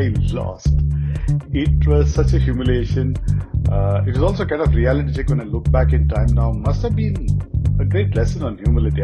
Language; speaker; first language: English; non-native, local second language; Kannada